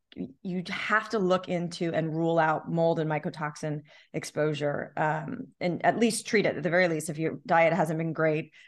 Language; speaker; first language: English; native; English